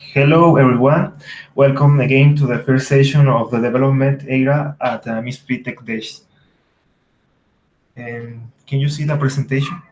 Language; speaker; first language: English; non-native, fluent; Spanish